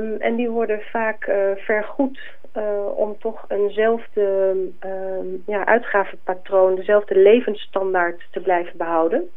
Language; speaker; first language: Dutch; native; Dutch